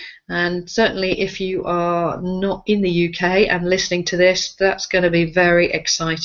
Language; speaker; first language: English; native; English